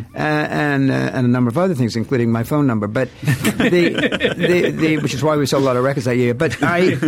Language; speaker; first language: English; native; English